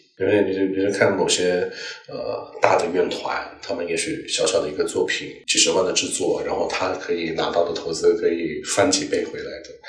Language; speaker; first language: Chinese; non-native, local second language; Cantonese